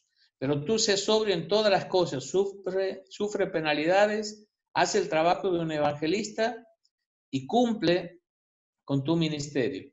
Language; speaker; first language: Spanish; native; Spanish